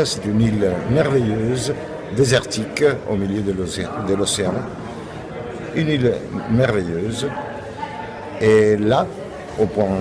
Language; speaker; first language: French; non-native, fluent; Spanish